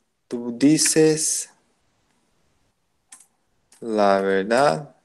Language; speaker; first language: Spanish; non-native, learner; Portuguese